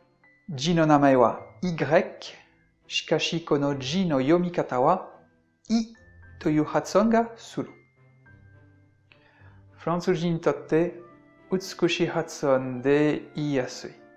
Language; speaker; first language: Japanese; non-native, fluent; French